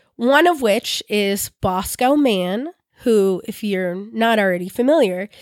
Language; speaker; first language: English; native; English